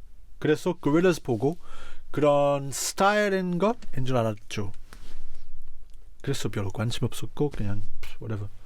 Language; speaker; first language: Korean; non-native, fluent; English